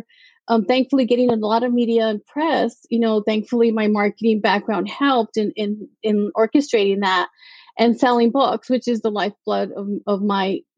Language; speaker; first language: English; native; English